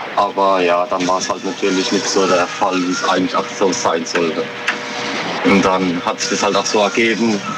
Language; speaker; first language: German; native; German